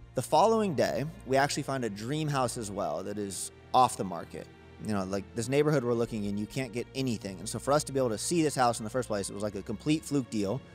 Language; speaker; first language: English; native; English